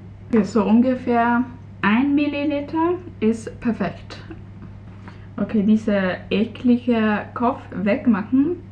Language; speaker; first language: German; non-native, fluent; Cantonese